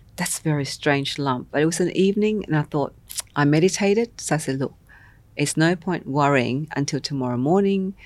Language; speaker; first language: English; non-native, local second language; Vietnamese